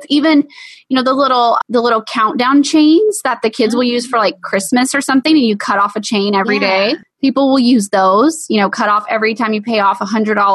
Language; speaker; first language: English; native; English